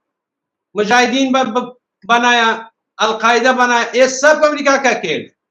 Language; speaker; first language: Hindi; non-native, fluent; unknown